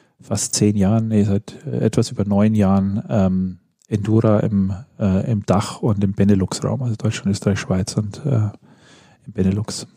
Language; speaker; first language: German; native; German